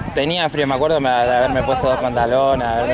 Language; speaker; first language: Spanish; native; Spanish